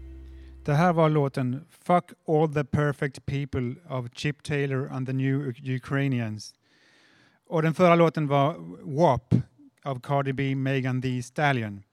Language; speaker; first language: Swedish; native; Swedish